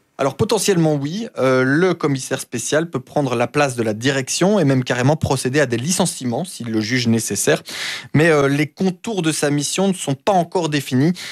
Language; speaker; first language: French; native; French